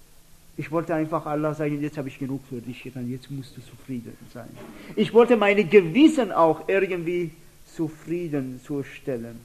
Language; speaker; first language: German; non-native, fluent; Persian